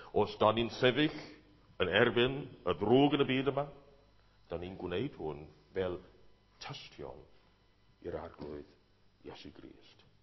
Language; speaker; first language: Welsh; non-native, fluent; English